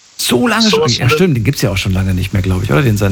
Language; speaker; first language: German; native; German